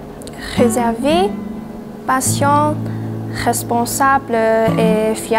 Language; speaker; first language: French; non-native, fluent; Chinese